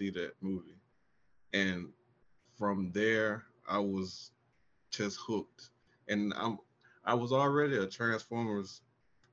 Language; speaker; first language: English; native; English